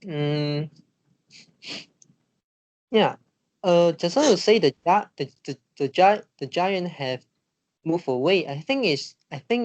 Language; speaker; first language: English; non-native, learner; Chinese